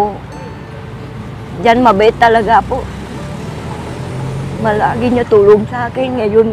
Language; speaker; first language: Filipino; non-native, learner; Vietnamese